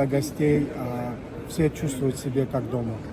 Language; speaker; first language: Russian; non-native, fluent; Arabic